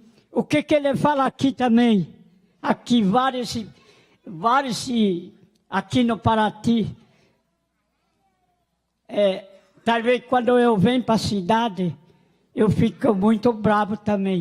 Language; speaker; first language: Portuguese; non-native, local second language; Guarani